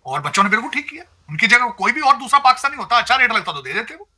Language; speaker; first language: Urdu; non-native, local second language; Punjabi